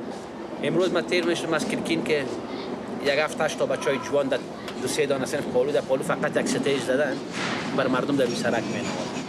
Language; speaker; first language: Persian; native; Persian